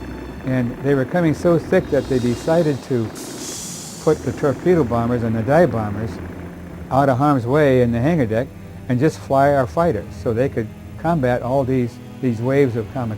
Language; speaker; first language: English; native; English